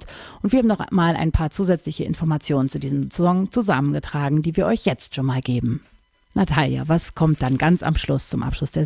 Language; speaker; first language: German; native; German